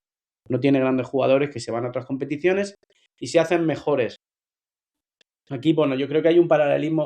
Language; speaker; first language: Spanish; native; Spanish